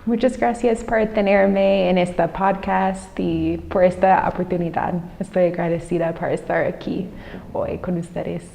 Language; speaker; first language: Spanish; non-native, fluent; English